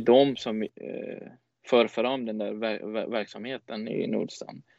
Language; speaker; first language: Swedish; non-native, fluent; Persian